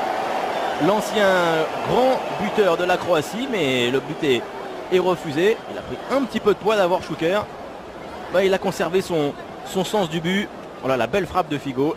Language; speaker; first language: French; native; French